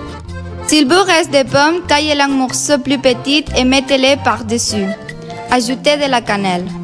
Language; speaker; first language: French; non-native, learner; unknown